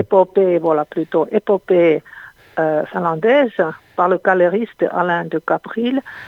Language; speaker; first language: French; non-native, fluent; Finnish